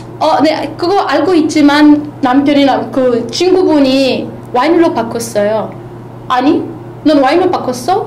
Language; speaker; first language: Korean; non-native, fluent; Arabic